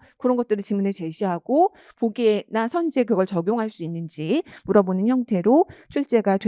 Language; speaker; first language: Korean; native; Korean